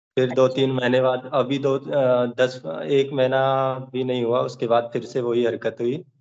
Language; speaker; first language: Hindi; native; Hindi